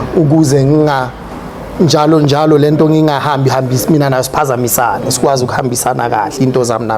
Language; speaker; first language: Zulu; native; Zulu